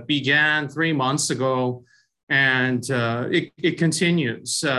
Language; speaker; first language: English; early bilingual, other home language; Persian